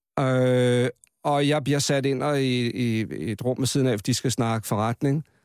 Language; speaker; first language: Danish; native; Danish